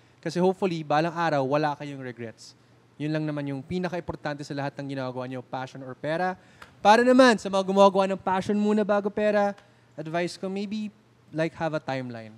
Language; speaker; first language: Filipino; native; Filipino